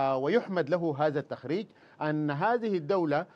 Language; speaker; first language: Arabic; native; Arabic